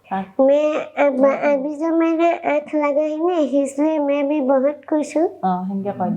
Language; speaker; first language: Hindi; non-native, local second language; Assamese